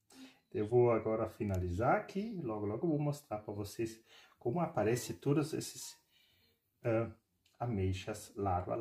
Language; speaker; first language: Portuguese; non-native, fluent; German